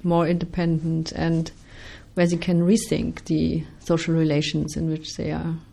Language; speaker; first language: English; non-native, fluent; German